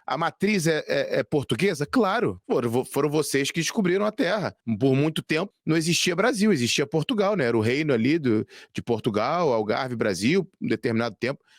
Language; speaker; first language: Portuguese; native; Portuguese